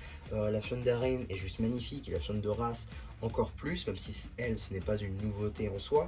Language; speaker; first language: French; native; French